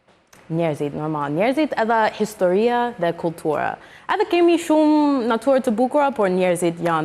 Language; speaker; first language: Albanian; non-native, learner; English